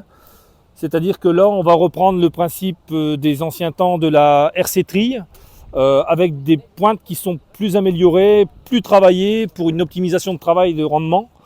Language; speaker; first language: French; native; French